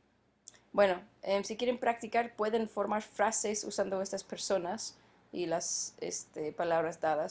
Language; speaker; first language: Spanish; non-native, fluent; English